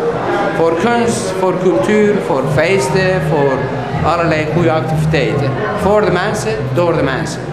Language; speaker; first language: Dutch; non-native, fluent; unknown